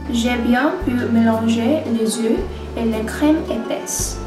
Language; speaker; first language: French; non-native, learner; English